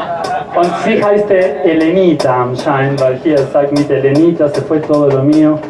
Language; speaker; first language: German; non-native, learner; Spanish